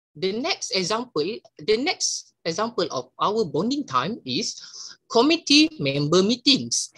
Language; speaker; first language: English; non-native, local second language; Malay